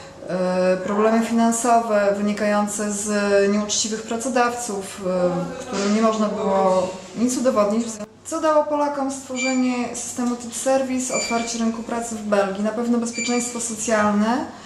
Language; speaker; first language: Polish; native; Polish